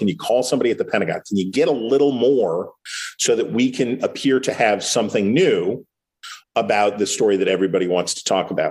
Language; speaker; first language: English; native; English